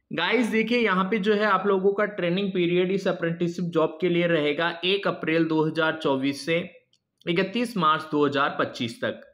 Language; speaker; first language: Hindi; native; Hindi